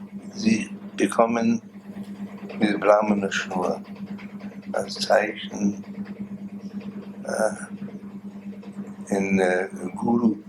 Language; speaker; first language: German; non-native, learner; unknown